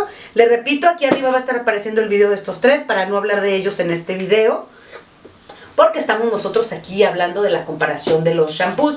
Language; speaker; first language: Spanish; native; Spanish